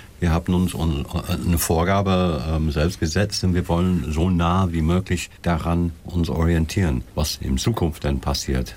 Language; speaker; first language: German; non-native, fluent; English